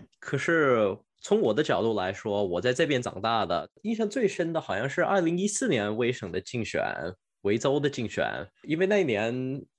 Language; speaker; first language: Chinese; early bilingual, heritage; Chinese